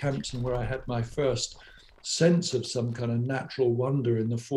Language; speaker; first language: English; native; English